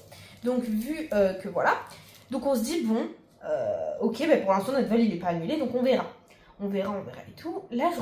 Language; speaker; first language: French; native; French